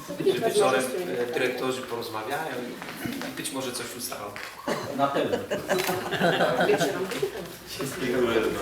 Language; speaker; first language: Polish; non-native, learner; Russian